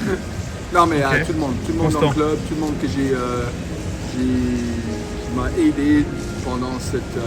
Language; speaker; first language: French; non-native, fluent; English